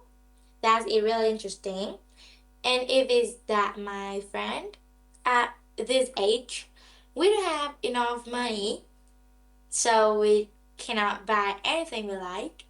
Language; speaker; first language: English; non-native, learner; Vietnamese